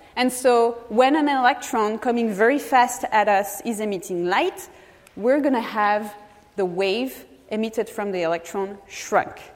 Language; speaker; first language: English; non-native, fluent; French